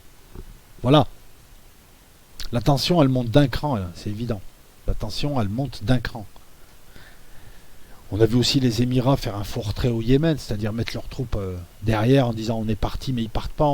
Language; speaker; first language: French; native; French